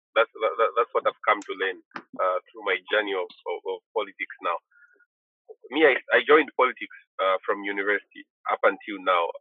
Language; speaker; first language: English; non-native, local second language; Bemba